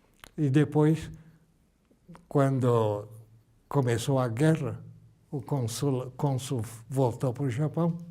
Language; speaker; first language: Portuguese; early bilingual, other home language; Japanese